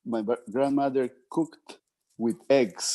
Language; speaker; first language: English; non-native, learner; Spanish